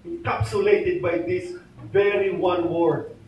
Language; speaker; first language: English; non-native, local second language; Filipino